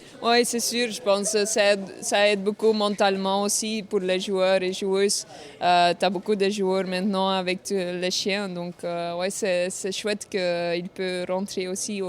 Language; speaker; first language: French; non-native, fluent; Dutch